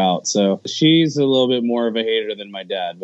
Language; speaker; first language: English; early bilingual, other home language; Filipino